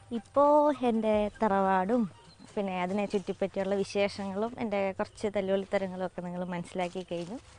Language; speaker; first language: Malayalam; native; Malayalam